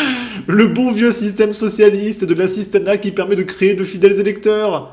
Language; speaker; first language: French; native; French